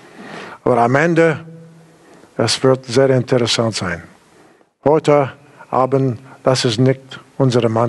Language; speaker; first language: German; non-native, learner; English